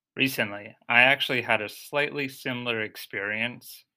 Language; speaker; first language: English; native; English